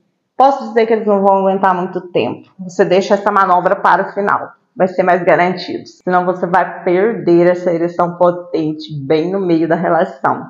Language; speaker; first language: Portuguese; native; Portuguese